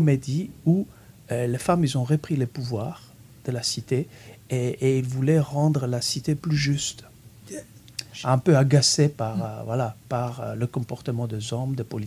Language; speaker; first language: French; non-native, fluent; Greek